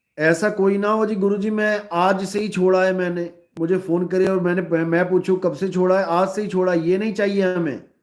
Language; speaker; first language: Hindi; native; Hindi